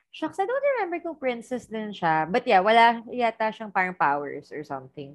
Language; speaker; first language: Filipino; native; Filipino